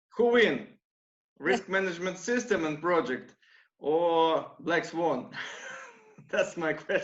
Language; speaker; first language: English; non-native, learner; Russian